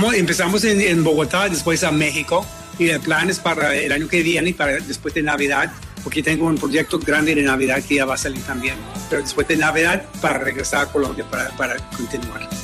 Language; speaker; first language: Spanish; non-native, fluent; English